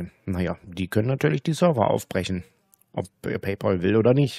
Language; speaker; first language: German; native; German